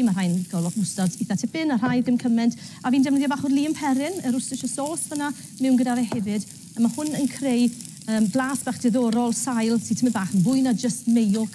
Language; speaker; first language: Welsh; native; Welsh